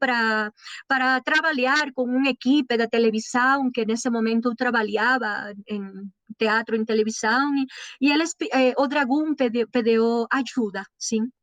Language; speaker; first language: Portuguese; non-native, learner; Spanish